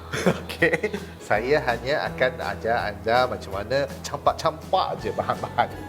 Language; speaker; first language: Malay; non-native, local second language; Chinese